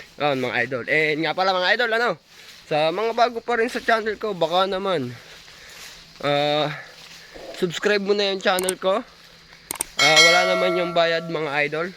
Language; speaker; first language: Filipino; native; Filipino